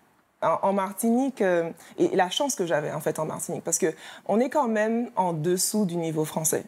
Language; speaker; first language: French; native; French